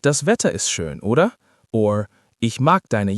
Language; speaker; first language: German; non-native, fluent; English